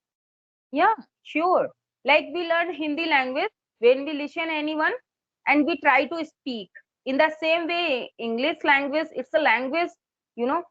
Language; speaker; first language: English; non-native, local second language; Hindi